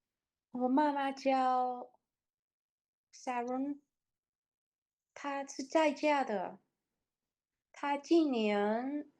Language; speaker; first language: Chinese; non-native, learner; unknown